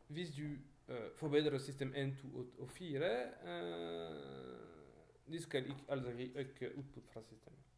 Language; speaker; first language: Swedish; non-native, learner; French